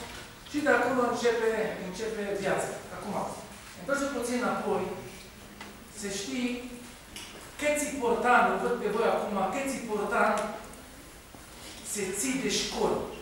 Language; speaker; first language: Romanian; non-native, learner; Hebrew